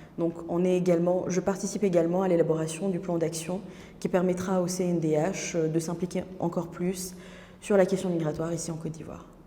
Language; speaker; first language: French; non-native, local second language; Arabic